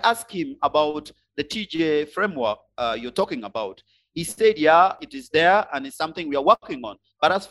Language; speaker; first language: English; non-native, local second language; Acoli